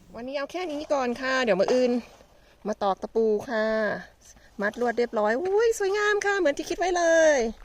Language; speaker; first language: Thai; native; Thai